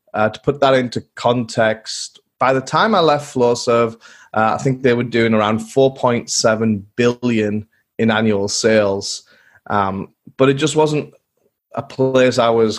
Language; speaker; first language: English; native; English